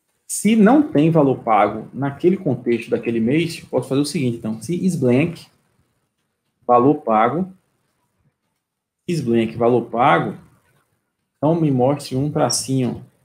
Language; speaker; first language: Portuguese; native; Portuguese